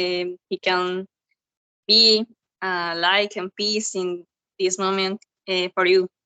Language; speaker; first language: English; non-native, learner; Spanish